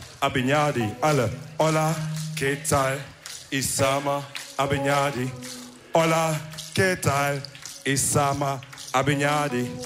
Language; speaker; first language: German; early bilingual, other home language; Wolof